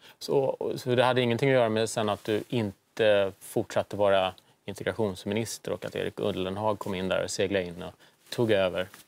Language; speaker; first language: Swedish; native; Swedish